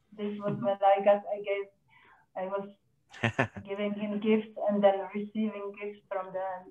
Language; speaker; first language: English; non-native, fluent; Czech